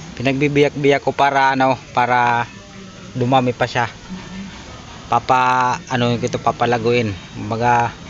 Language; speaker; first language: Filipino; non-native, local second language; Bikol